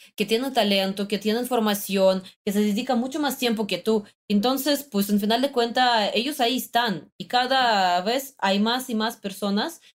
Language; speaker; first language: Spanish; non-native, fluent; Russian